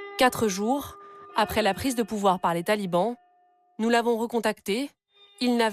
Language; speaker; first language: French; native; French